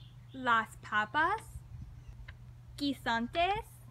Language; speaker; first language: Spanish; non-native, learner; English